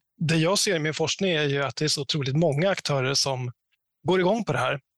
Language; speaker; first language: Swedish; native; Swedish